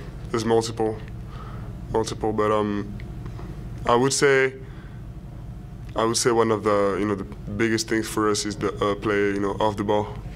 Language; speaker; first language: English; non-native, fluent; French